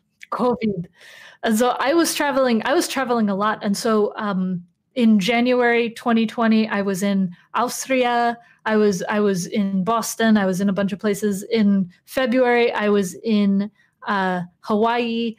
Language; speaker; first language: English; native; English